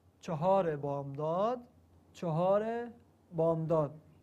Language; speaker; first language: Persian; non-native, learner; Arabic